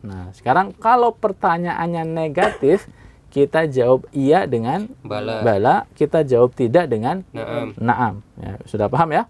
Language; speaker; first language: Indonesian; native; Indonesian